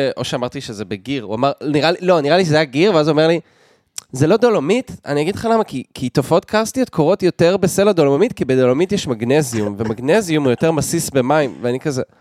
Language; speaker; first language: Hebrew; native; Hebrew